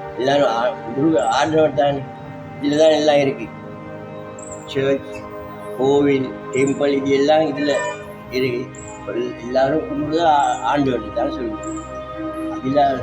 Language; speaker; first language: Tamil; non-native, local second language; Sinhala